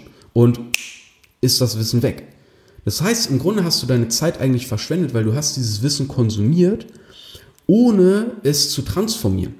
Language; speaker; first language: German; native; German